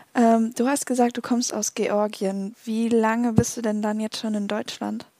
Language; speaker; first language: German; native; German